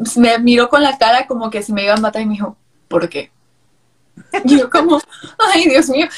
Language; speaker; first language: Spanish; early bilingual, heritage; Spanish